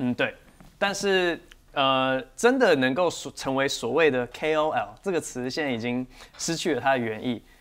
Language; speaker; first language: Chinese; native; Chinese